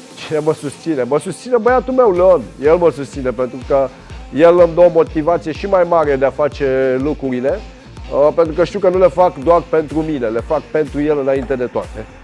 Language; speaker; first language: Romanian; early bilingual, heritage; Romanian